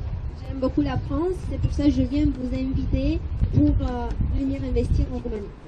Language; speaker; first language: French; non-native, fluent; Romanian